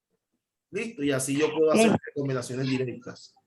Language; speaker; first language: Spanish; native; Spanish